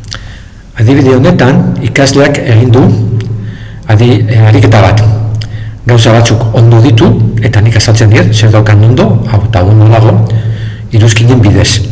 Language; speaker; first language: Basque; non-native, local second language; Spanish